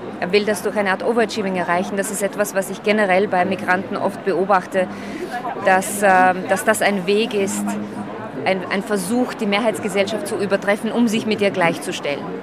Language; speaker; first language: German; early bilingual, other home language; Slovak